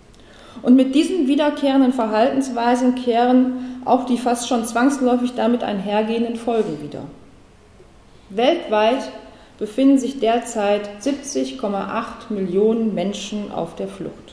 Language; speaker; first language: German; native; German